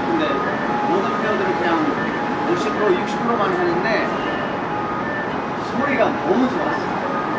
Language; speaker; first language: Korean; early bilingual, heritage; English